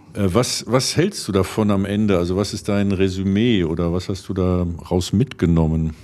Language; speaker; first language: German; native; German